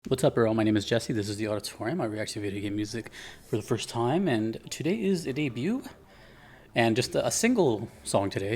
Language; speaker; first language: English; native; English